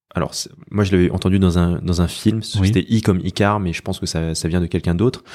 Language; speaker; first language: French; native; French